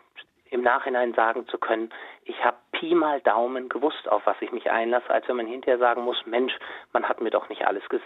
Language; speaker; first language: German; native; German